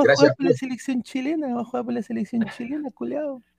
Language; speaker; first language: Spanish; native; Spanish